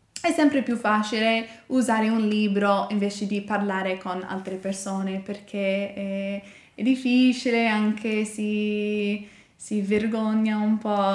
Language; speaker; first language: Italian; non-native, learner; English